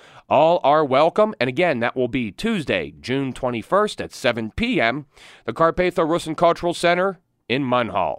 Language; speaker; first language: English; native; English